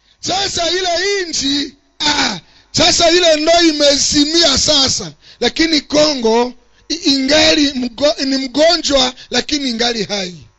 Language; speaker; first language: Swahili; non-native, local second language; Nande